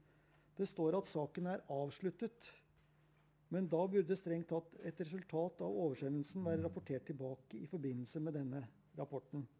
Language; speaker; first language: Norwegian; native; Norwegian